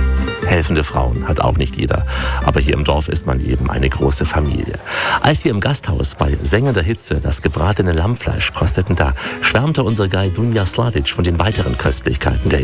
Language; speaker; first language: German; native; German